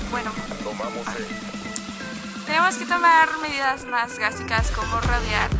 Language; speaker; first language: Spanish; native; Spanish